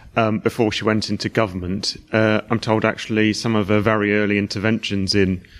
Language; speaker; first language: English; native; English